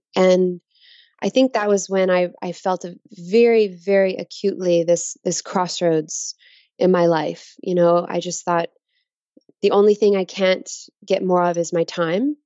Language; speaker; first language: English; native; English